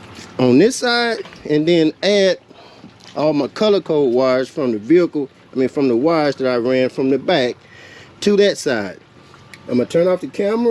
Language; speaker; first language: English; native; English